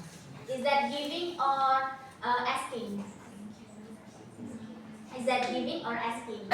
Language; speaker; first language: English; non-native, learner; Indonesian